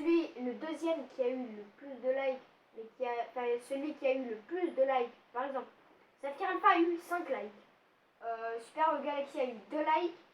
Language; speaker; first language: French; native; French